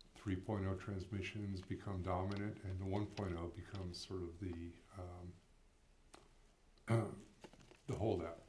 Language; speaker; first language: English; native; English